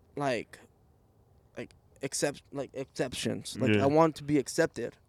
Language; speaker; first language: English; early bilingual, other home language; Spanish